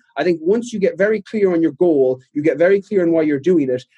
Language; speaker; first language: English; native; English